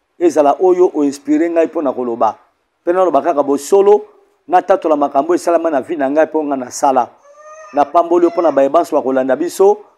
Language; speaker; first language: Lingala; non-native, local second language; Kongo